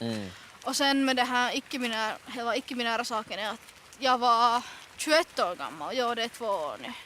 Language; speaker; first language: Swedish; non-native, local second language; Finnish